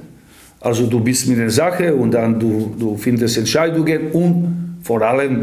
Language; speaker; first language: German; non-native, fluent; Serbian